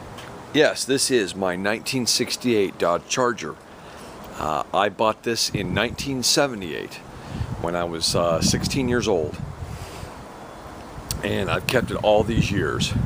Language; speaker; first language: English; native; English